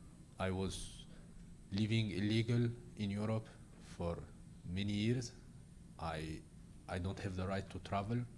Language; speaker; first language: English; non-native, learner; Arabic